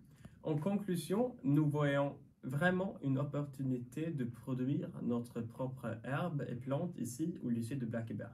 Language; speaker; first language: French; non-native, learner; Swedish